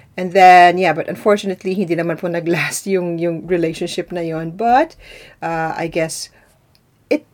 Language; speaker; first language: English; non-native, local second language; Filipino